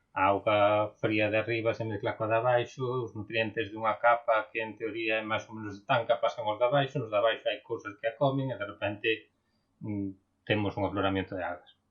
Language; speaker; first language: Galician; non-native, local second language; Spanish